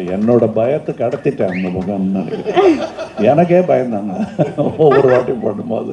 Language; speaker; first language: Tamil; native; Tamil